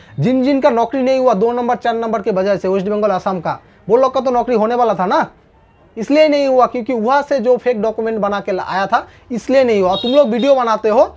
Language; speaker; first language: Hindi; non-native, local second language; Bangla